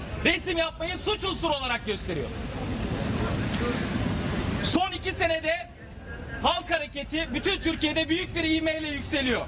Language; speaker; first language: Turkish; native; Turkish